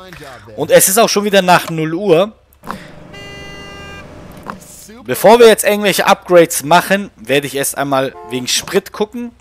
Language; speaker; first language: German; native; German